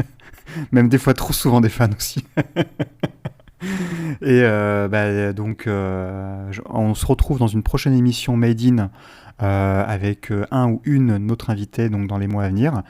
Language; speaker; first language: French; native; French